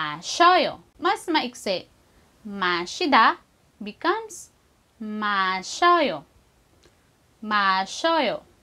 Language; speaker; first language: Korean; non-native, fluent; Filipino